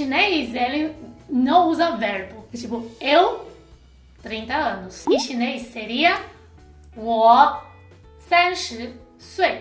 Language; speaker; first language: Portuguese; non-native, fluent; Chinese